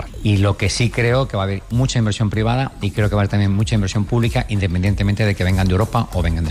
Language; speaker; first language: Spanish; native; Spanish